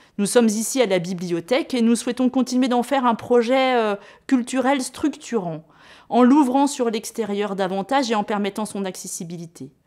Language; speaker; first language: French; native; French